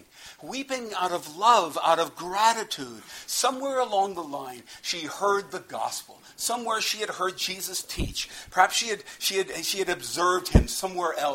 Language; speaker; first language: English; native; English